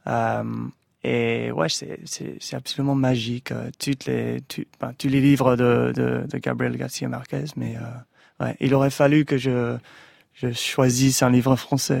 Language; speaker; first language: French; non-native, fluent; English